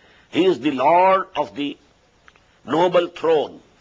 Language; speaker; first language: English; non-native, local second language; Urdu